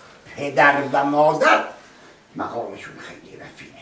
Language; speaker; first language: Persian; native; Persian